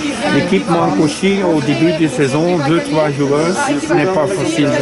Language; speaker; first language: French; non-native, local second language; Dutch